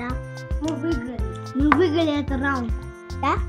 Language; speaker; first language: Russian; non-native, local second language; Kazakh